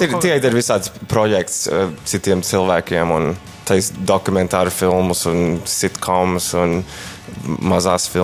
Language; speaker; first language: Latvian; early bilingual, heritage; Latvian